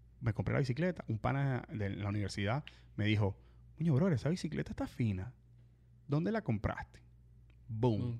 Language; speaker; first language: Spanish; native; Spanish